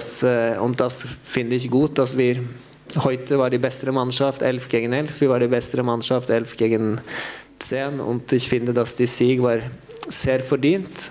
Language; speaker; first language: German; non-native, fluent; Norwegian